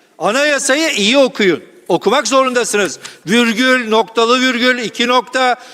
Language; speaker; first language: Turkish; non-native, local second language; Kurdish